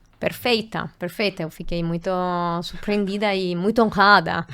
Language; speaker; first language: Portuguese; non-native, fluent; Italian